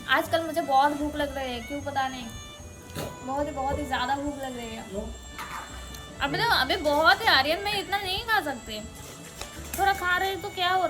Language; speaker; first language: Hindi; non-native, local second language; Bangla